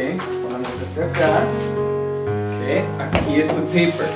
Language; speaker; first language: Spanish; early bilingual, heritage; Spanish